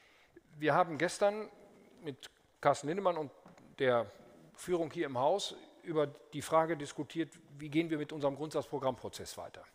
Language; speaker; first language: German; native; German